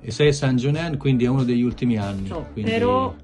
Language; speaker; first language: Italian; native; Italian